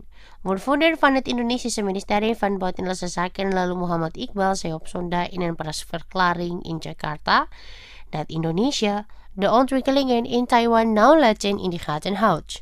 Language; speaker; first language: Dutch; non-native, fluent; Indonesian